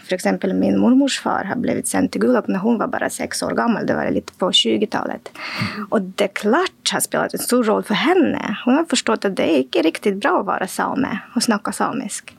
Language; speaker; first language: Norwegian; non-native, fluent; Russian